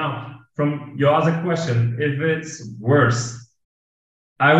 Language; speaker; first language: English; non-native, fluent; German